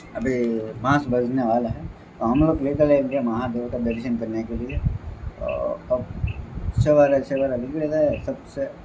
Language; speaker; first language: Hindi; non-native, local second language; Gujarati